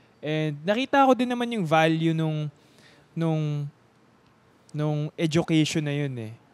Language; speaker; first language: Filipino; native; Filipino